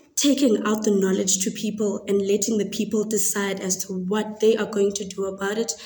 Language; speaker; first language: English; non-native, local second language; Xhosa